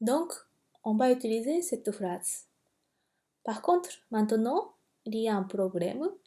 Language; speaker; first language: French; non-native, fluent; Japanese